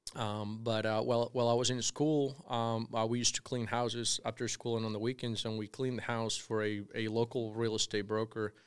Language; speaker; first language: English; non-native, fluent; Spanish